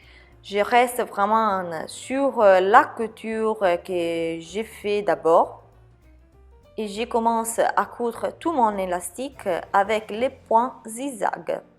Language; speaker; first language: French; non-native, fluent; Italian